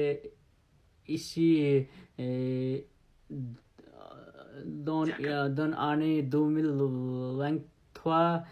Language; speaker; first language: French; non-native, learner; Nepali